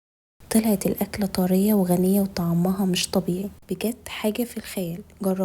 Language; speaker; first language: Arabic; native; Arabic